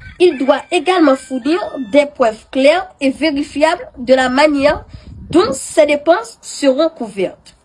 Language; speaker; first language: French; non-native, local second language; Haitian Creole